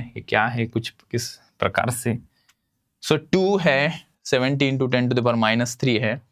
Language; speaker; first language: Hindi; non-native, local second language; Marathi